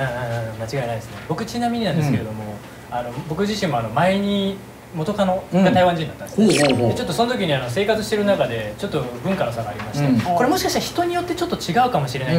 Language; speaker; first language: Japanese; native; Japanese